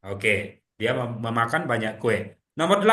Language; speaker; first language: Indonesian; native; Indonesian